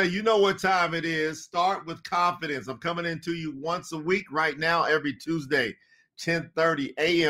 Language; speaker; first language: English; native; English